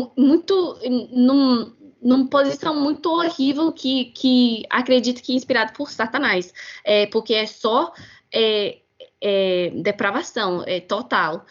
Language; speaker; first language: Portuguese; non-native, fluent; English